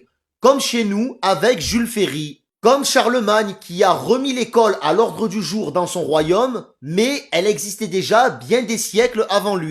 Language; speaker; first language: French; native; French